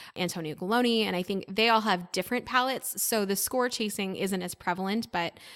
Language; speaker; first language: English; native; English